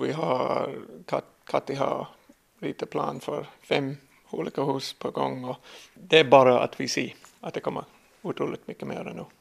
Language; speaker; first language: Swedish; non-native, learner; English